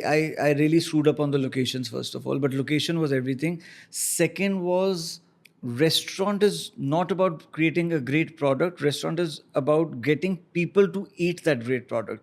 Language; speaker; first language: English; non-native, local second language; Hindi